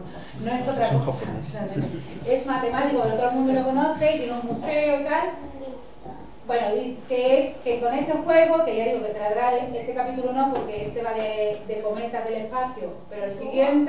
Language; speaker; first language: Spanish; native; Spanish